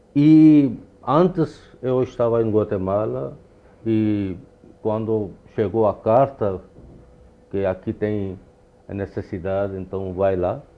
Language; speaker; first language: Portuguese; non-native, fluent; Urdu